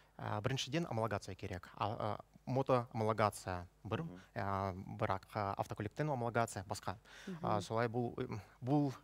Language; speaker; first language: Kazakh; non-native, local second language; Russian